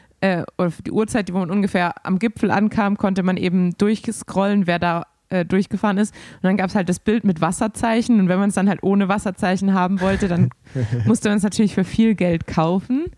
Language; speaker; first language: German; native; German